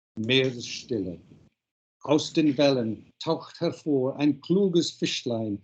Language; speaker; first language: German; non-native, fluent; English